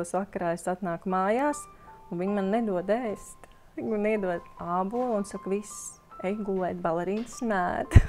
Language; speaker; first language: Latvian; native; Latvian